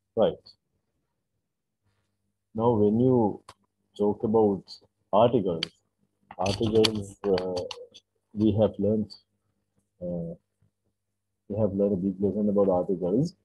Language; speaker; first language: English; non-native, fluent; Sinhala